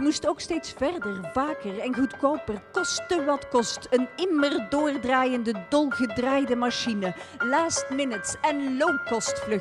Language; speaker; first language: Dutch; native; Dutch